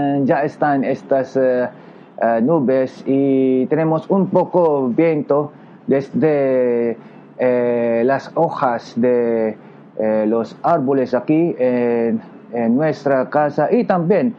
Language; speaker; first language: Spanish; non-native, learner; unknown